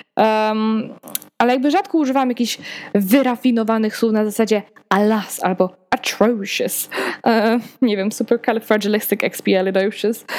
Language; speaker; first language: Polish; early bilingual, heritage; Polish